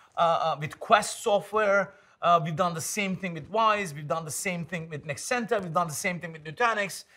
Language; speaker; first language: English; non-native, fluent; Turkish